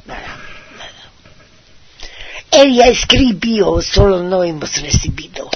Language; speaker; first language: Spanish; non-native, fluent; Hungarian